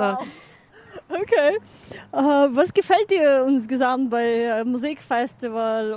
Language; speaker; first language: German; non-native, fluent; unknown